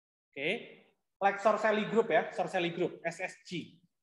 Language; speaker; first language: English; non-native, fluent; Indonesian